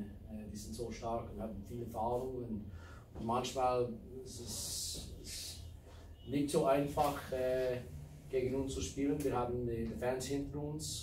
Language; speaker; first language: German; non-native, fluent; English